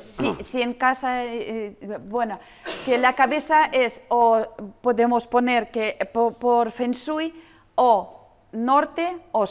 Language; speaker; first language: Spanish; non-native, learner; Russian